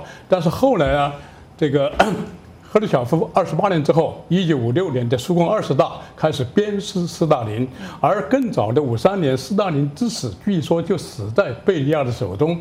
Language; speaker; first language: Chinese; native; Chinese